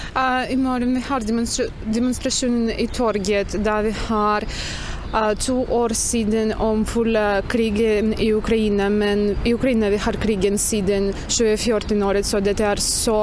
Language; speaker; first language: Norwegian; non-native, learner; Ukrainian